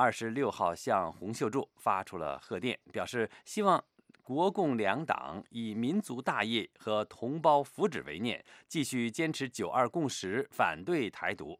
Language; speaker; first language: Chinese; native; Chinese